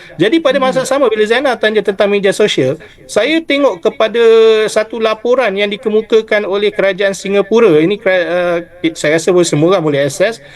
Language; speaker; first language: Malay; native; Malay